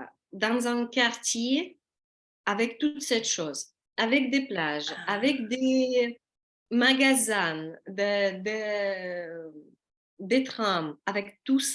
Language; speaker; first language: French; non-native, learner; Russian